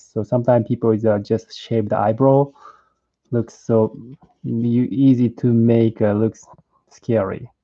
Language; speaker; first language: English; non-native, learner; Japanese